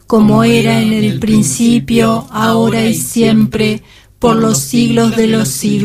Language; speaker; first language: Spanish; native; Spanish